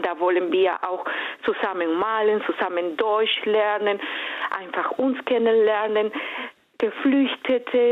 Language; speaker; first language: German; non-native, fluent; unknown